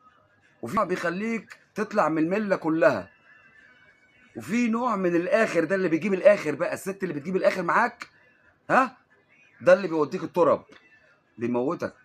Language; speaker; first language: Arabic; native; Arabic